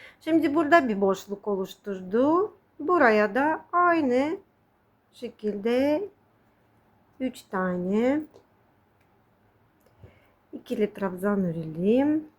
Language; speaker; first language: Turkish; non-native, fluent; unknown